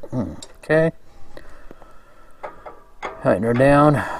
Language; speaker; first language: English; native; English